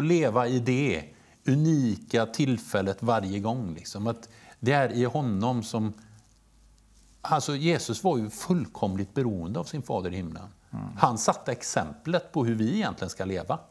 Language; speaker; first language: Swedish; native; Swedish